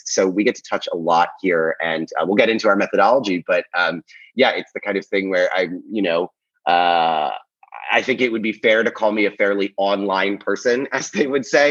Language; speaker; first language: English; native; English